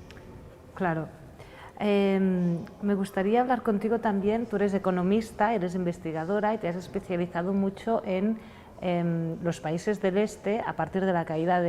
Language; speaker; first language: Spanish; non-native, local second language; Catalan